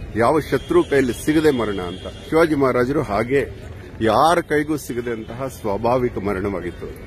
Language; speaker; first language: Kannada; native; Kannada